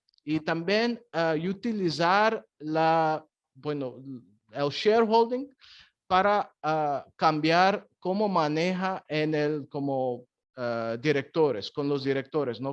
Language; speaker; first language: Spanish; non-native, fluent; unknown